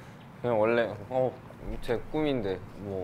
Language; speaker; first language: Korean; non-native, fluent; English